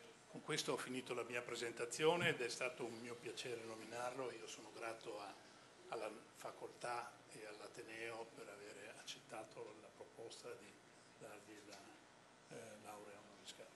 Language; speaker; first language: Italian; native; Italian